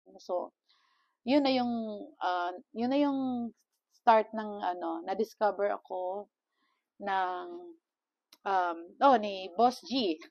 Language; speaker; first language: Filipino; non-native, local second language; Cebuano